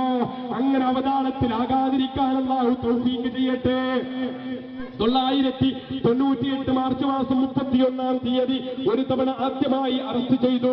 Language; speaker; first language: Malayalam; native; Malayalam